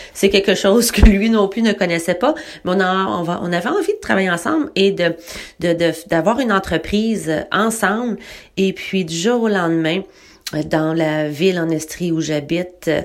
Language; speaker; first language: French; native; French